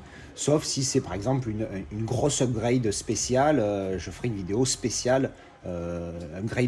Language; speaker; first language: French; native; French